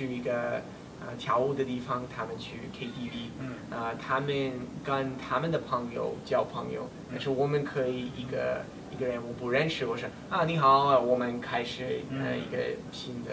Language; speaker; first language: Chinese; non-native, learner; English